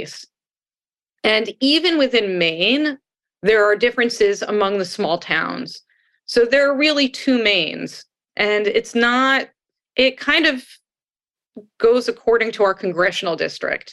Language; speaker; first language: English; native; English